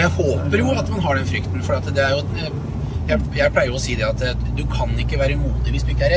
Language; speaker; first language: Norwegian; native; Norwegian